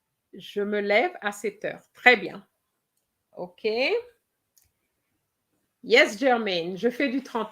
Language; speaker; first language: French; non-native, fluent; English